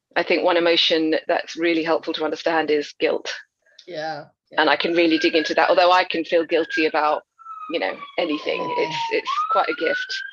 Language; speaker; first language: English; native; English